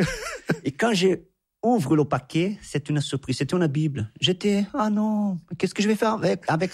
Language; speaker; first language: French; non-native, fluent; Portuguese